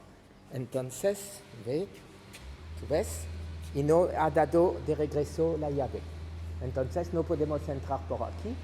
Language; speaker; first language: Spanish; non-native, learner; French